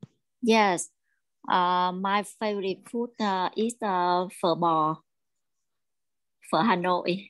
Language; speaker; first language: English; non-native, learner; Vietnamese